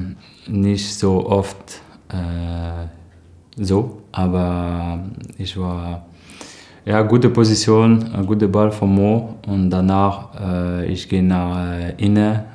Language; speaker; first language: German; non-native, learner; French